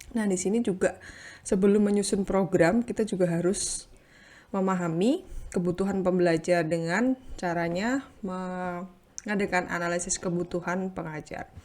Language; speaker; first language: Indonesian; native; Indonesian